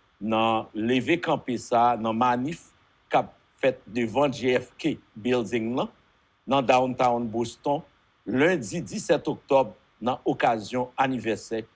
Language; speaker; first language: Haitian Creole; native; Haitian Creole